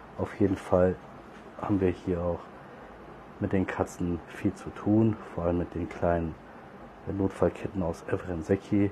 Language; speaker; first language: German; early bilingual, other home language; Turkish